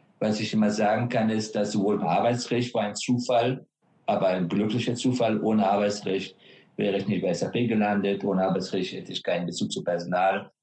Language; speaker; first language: German; non-native, fluent; Persian